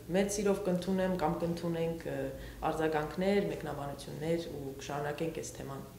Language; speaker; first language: Armenian; early bilingual, heritage; Armenian